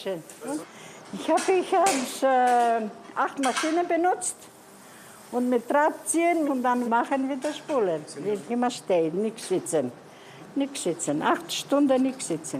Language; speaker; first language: German; non-native, learner; Greek